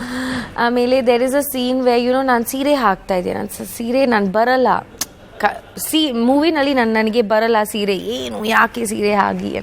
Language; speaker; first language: Kannada; non-native, learner; Punjabi